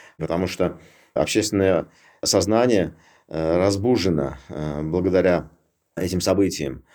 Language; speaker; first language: Russian; non-native, local second language; Uzbek